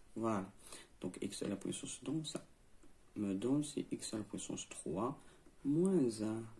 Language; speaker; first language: French; non-native, local second language; Arabic